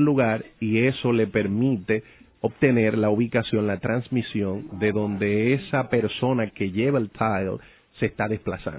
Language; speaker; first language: Spanish; native; Spanish